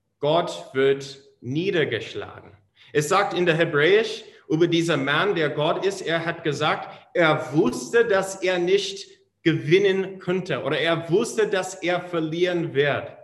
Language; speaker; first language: German; non-native, fluent; English